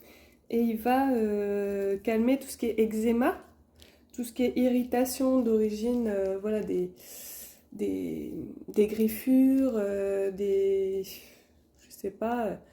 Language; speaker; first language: French; native; French